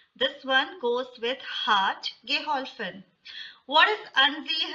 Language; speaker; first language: German; non-native, fluent; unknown